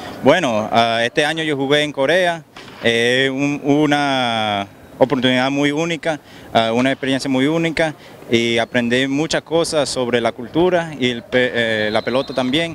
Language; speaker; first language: Spanish; early bilingual, heritage; Spanish